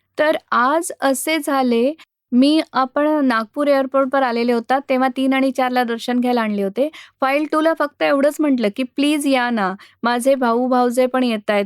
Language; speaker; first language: Marathi; non-native, local second language; Gujarati